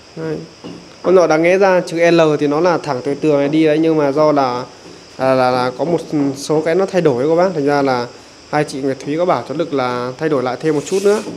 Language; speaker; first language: Vietnamese; native; Vietnamese